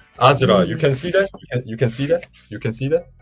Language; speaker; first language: English; non-native, learner; Korean